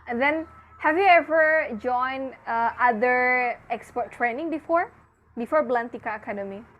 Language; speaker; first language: English; non-native, fluent; Indonesian